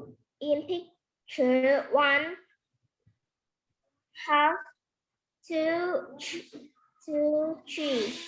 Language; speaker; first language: English; non-native, learner; Vietnamese